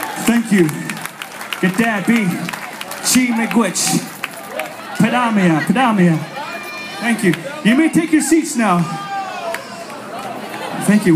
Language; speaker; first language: English; native; English